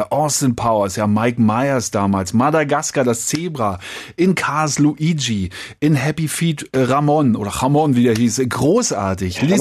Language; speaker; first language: German; native; German